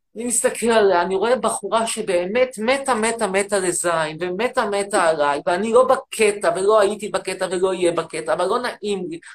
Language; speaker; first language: Hebrew; native; Hebrew